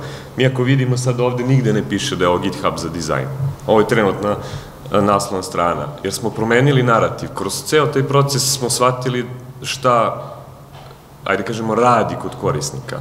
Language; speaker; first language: Serbian; native; Serbian